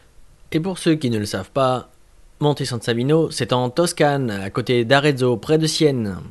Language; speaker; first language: French; native; French